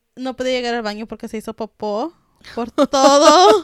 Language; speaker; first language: Spanish; early bilingual, heritage; Spanish